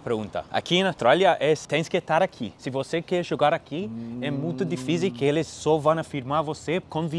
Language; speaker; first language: Portuguese; non-native, fluent; English